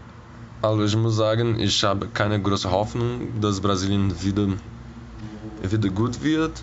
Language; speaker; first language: German; non-native, fluent; Portuguese